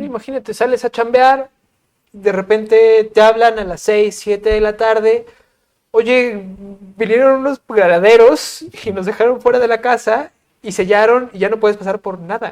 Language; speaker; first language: Spanish; native; Spanish